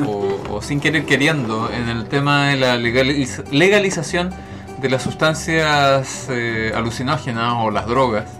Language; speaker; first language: Spanish; native; Spanish